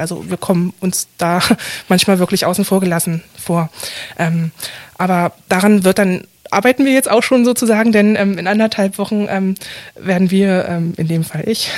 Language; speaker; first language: German; native; German